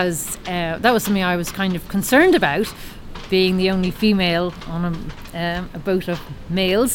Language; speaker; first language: English; native; English